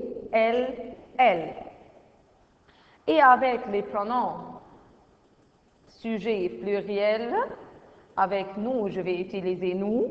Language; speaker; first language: French; non-native, fluent; Arabic